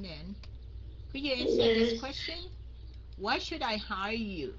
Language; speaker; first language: English; non-native, fluent; Vietnamese